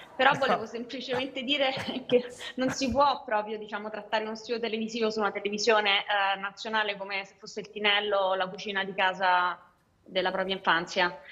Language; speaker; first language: Italian; native; Italian